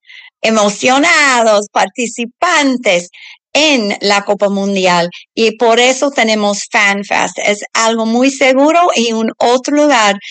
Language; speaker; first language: Spanish; early bilingual, other home language; English